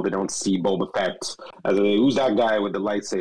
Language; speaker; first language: English; non-native, fluent; French